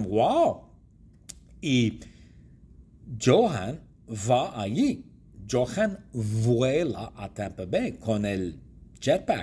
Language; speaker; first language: Spanish; non-native, fluent; English